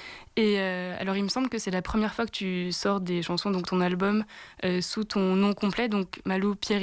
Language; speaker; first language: French; native; French